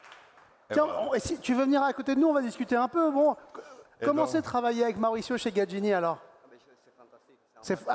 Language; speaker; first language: French; native; French